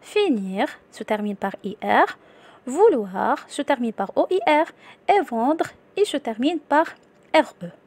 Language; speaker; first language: French; non-native, local second language; Arabic